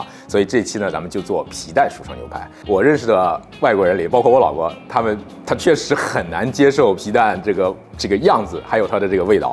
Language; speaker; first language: Chinese; native; Chinese